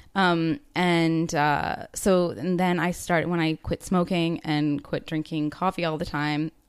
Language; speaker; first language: English; native; English